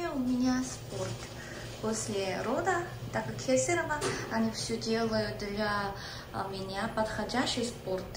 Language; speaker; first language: Russian; non-native, learner; Korean